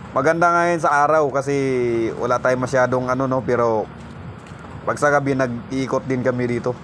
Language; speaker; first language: Filipino; non-native, local second language; Cebuano